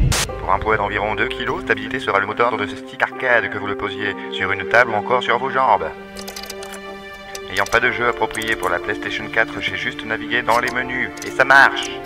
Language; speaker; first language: French; native; French